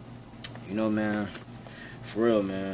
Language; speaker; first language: English; native; English